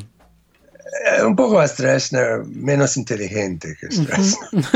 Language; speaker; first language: Spanish; non-native, fluent; English